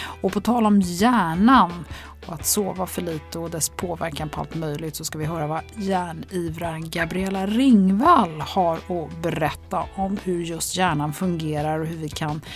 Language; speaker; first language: Swedish; native; Swedish